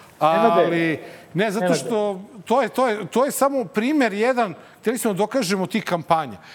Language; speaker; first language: Serbian; native; Serbian